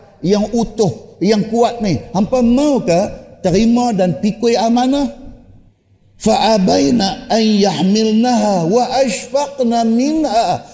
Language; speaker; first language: Malay; native; Malay